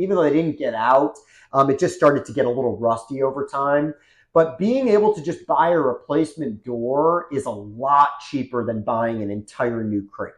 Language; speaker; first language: English; native; English